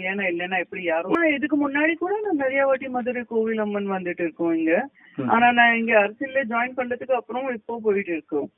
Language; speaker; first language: Tamil; non-native, fluent; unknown